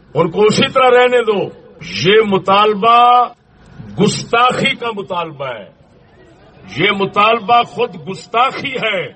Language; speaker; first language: Urdu; non-native, local second language; Punjabi